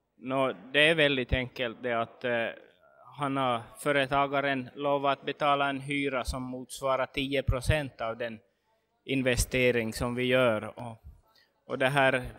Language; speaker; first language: Swedish; native; Swedish